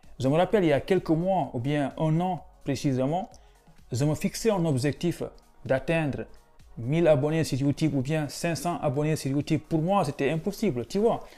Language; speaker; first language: French; non-native, local second language; Wolof